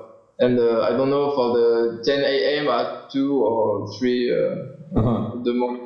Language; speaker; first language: English; non-native, learner; French